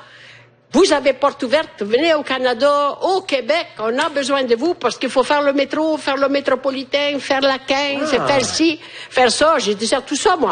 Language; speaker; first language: French; non-native, fluent; Italian